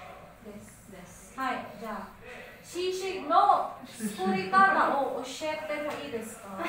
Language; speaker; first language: Japanese; non-native, learner; Filipino